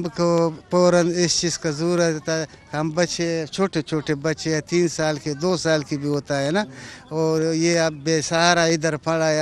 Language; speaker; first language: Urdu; non-native, local second language; Pashto